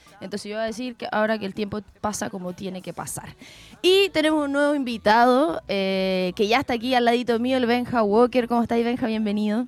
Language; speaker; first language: Spanish; native; Spanish